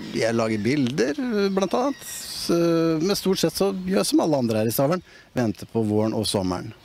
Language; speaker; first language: Norwegian; native; Norwegian